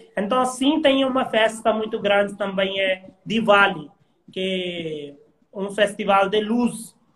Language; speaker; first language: Portuguese; non-native, learner; Hindi